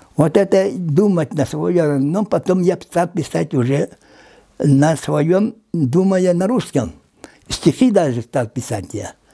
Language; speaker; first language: Russian; non-native, local second language; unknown